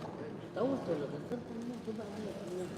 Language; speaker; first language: Arabic; native; Arabic